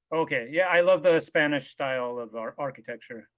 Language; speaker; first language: English; native; English